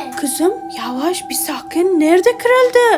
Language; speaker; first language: Turkish; non-native, fluent; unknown